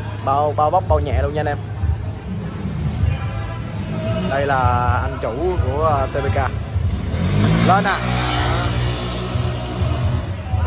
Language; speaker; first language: Vietnamese; native; Vietnamese